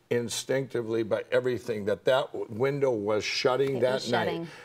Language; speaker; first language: English; native; English